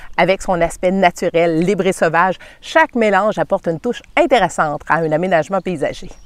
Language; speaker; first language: French; native; French